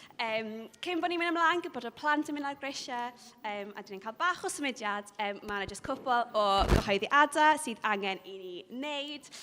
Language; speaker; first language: Welsh; non-native, local second language; English